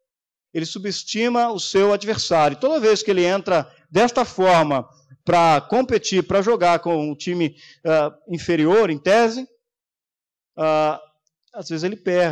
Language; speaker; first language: Portuguese; native; Portuguese